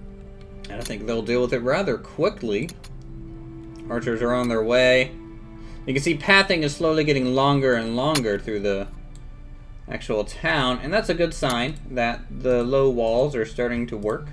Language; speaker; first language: English; native; English